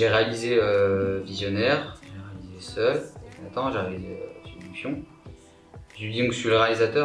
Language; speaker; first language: French; native; French